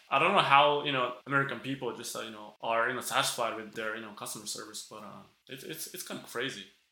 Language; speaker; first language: English; non-native, fluent; Japanese